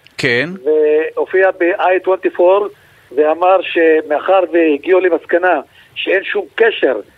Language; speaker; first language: Hebrew; non-native, local second language; Arabic